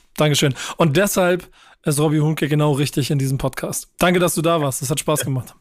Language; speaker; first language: German; native; German